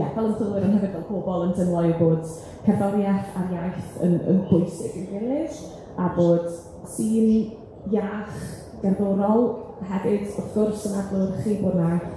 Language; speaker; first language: Welsh; native; Welsh